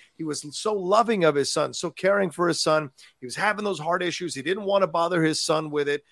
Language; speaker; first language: English; native; English